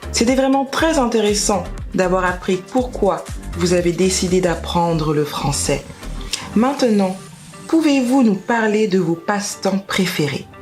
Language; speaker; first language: French; non-native, fluent; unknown